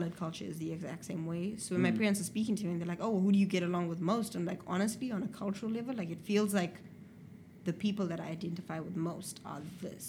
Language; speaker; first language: English; native; English